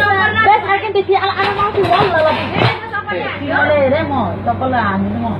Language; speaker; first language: Arabic; non-native, learner; Nepali